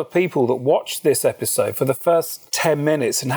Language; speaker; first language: English; native; English